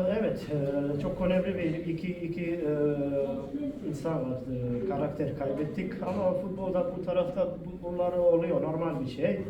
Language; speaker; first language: Turkish; non-native, fluent; Bosnian